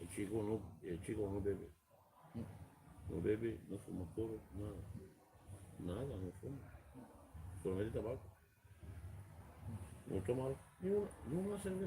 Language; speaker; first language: Spanish; non-native, learner; Romanian